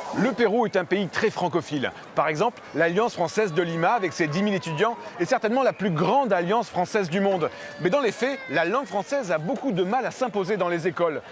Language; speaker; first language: French; native; French